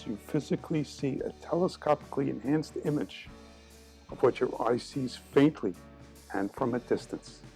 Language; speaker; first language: English; native; English